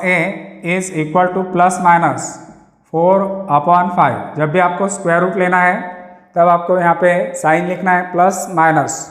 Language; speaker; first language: Hindi; non-native, local second language; Marathi